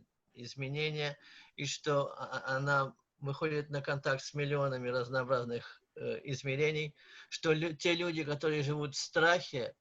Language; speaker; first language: Russian; native; Russian